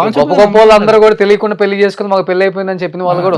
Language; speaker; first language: Telugu; native; Telugu